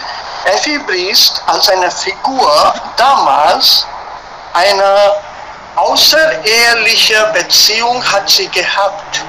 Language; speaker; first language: German; non-native, fluent; Hindi